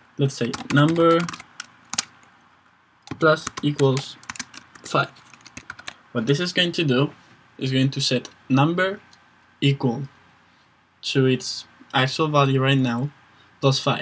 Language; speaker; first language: English; non-native, fluent; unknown